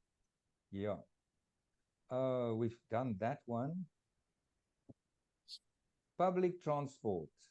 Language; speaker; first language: English; non-native, fluent; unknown